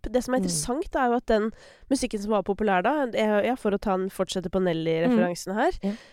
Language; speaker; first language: Norwegian; native; Norwegian